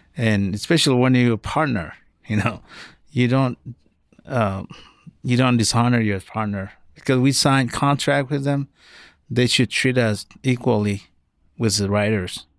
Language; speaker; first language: English; non-native, fluent; Arabic